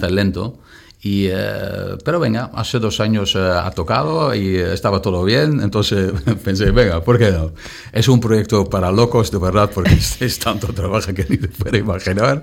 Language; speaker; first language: Spanish; non-native, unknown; Dutch